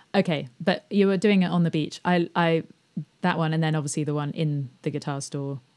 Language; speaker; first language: English; native; English